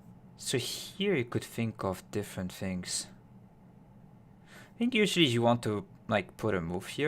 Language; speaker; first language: English; non-native, fluent; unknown